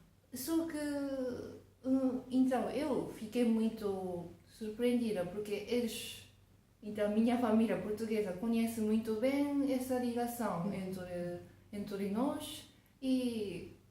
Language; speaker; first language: Portuguese; non-native, fluent; Japanese